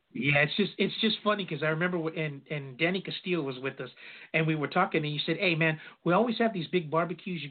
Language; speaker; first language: English; native; English